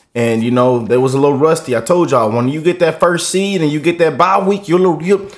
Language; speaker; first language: English; native; English